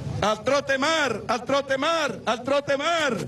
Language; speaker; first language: Spanish; native; Spanish